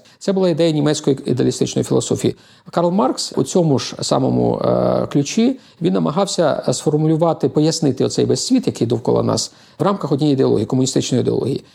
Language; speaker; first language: Ukrainian; native; Ukrainian